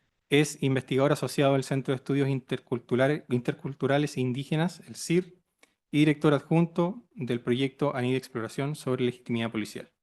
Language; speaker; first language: Spanish; native; Spanish